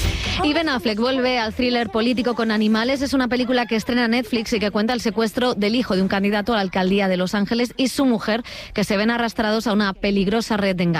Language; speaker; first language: Spanish; native; Spanish